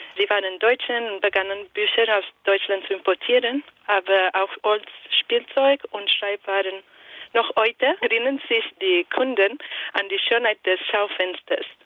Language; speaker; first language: German; non-native, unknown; Italian